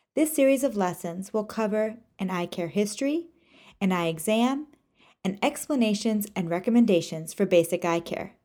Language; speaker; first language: English; native; English